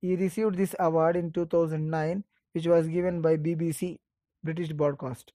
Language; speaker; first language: English; non-native, local second language; Kannada